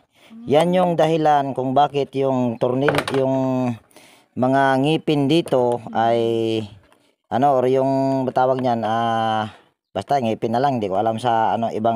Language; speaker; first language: Filipino; native; Filipino